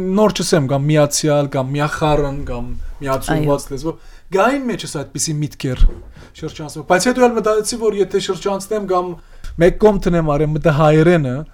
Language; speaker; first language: Armenian; early bilingual, heritage; Armenian